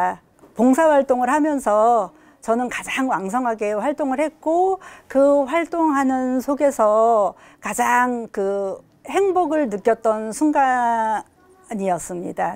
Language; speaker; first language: Korean; native; Korean